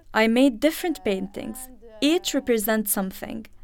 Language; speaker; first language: English; early bilingual, other home language; Arabic